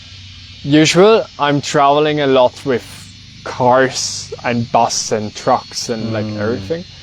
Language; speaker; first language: English; non-native, fluent; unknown